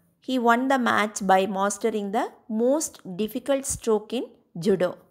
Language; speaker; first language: English; non-native, local second language; Tamil